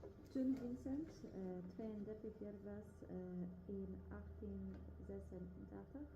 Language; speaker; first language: Dutch; non-native, learner; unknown